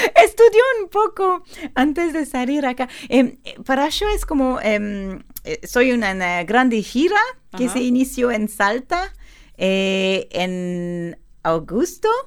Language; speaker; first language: Spanish; non-native, learner; French